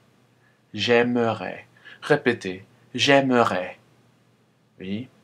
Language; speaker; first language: French; non-native, fluent; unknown